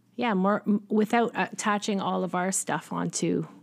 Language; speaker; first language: English; native; English